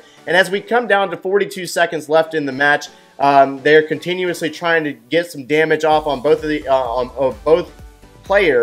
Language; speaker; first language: English; native; English